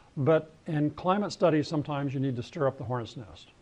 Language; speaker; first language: English; native; English